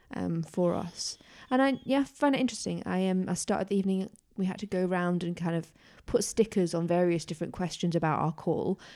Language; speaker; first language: English; native; English